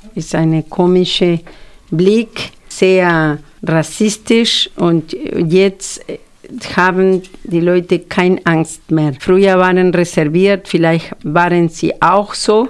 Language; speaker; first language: German; non-native, fluent; Spanish